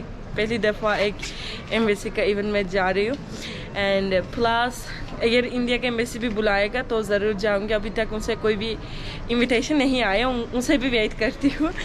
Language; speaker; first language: Hindi; non-native, learner; Turkish